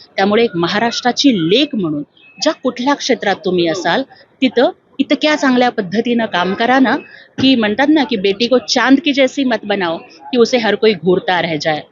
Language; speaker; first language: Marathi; non-native, local second language; Telugu